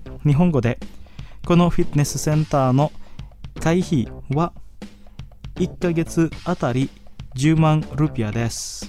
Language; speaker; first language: Japanese; non-native, fluent; Indonesian